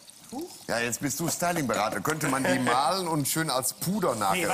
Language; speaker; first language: German; native; German